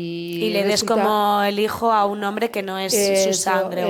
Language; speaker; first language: Spanish; native; Spanish